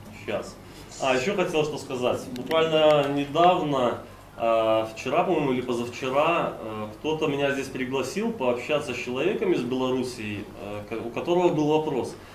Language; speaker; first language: Russian; native; Russian